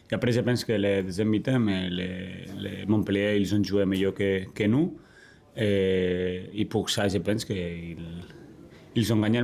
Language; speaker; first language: French; non-native, learner; Spanish